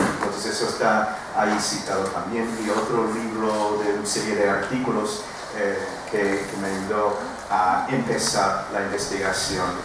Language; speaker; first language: Spanish; non-native, fluent; English